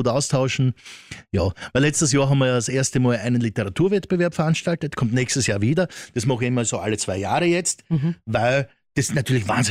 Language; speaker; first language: German; native; German